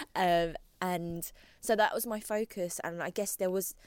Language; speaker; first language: English; native; English